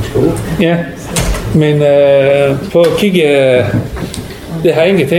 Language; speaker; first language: Danish; non-native, learner; Persian